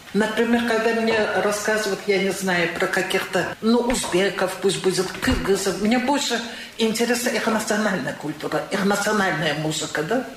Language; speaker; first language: Russian; non-native, local second language; Azerbaijani